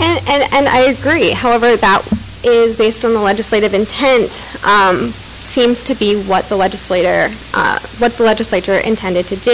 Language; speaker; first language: English; native; English